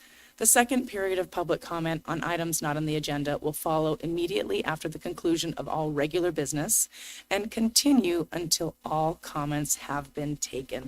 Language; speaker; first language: English; native; English